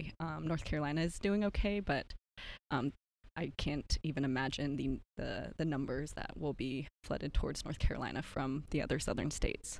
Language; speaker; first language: English; native; English